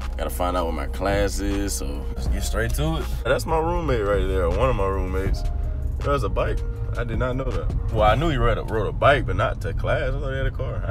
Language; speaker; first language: English; native; English